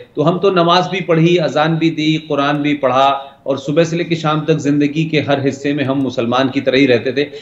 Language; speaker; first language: Hindi; native; Hindi